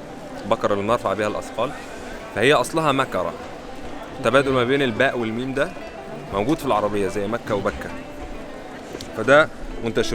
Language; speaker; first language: Arabic; native; Arabic